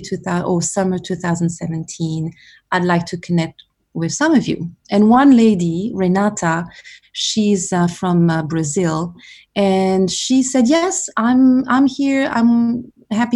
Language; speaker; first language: English; non-native, fluent; French